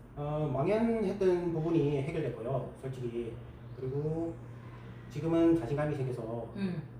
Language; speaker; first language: Korean; early bilingual, heritage; Korean